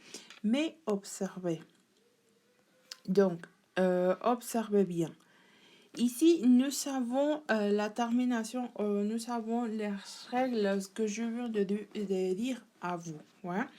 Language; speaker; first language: French; non-native, learner; Spanish